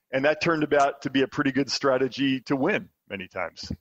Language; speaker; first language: English; native; English